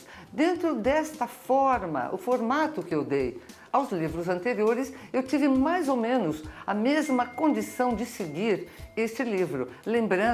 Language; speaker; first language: Portuguese; native; Portuguese